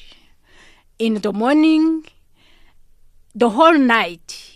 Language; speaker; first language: English; non-native, local second language; Kinyarwanda